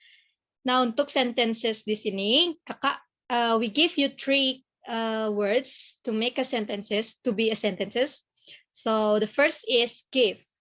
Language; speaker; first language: English; non-native, learner; Indonesian